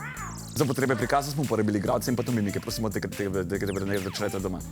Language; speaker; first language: Slovenian; native; Slovenian